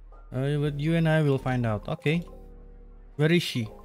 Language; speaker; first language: English; non-native, learner; Indonesian